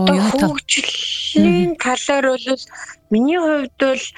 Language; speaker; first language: Mongolian; native; Mongolian